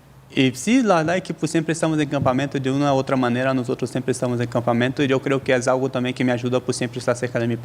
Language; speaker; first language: Spanish; native; Spanish